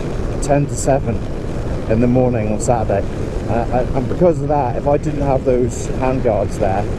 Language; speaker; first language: English; native; English